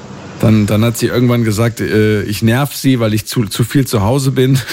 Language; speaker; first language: German; native; German